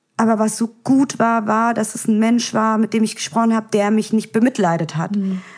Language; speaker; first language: German; early bilingual, other home language; Vietnamese